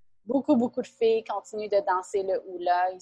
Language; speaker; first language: French; native; French